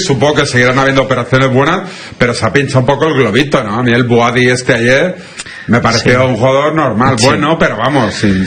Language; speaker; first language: Spanish; native; Spanish